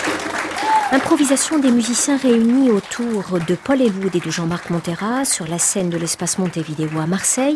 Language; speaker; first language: French; native; French